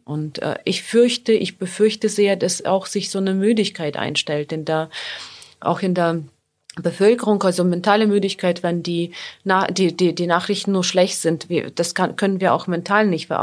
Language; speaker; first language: German; non-native, fluent; Ukrainian